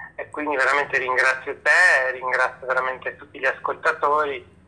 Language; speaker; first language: Italian; native; Italian